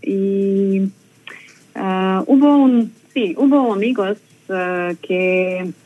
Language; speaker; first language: Spanish; non-native, learner; Russian